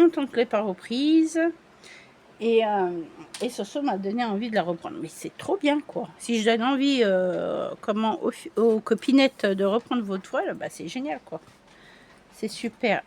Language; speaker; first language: French; native; French